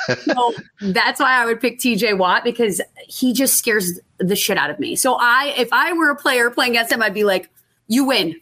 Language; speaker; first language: English; native; English